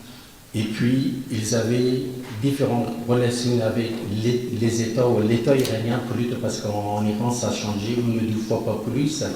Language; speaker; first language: French; non-native, fluent; Persian